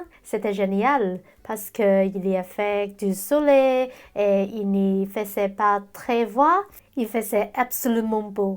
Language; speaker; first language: French; non-native, learner; Cantonese